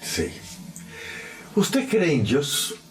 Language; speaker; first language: Spanish; non-native, learner; Portuguese